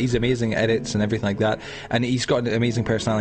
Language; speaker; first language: English; native; English